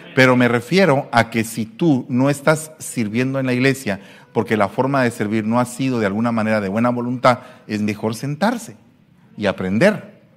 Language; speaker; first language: Spanish; native; Spanish